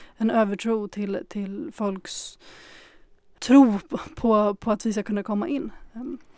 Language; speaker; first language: Swedish; early bilingual, other home language; Arabic